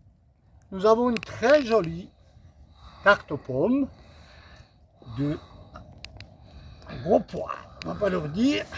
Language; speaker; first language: French; native; French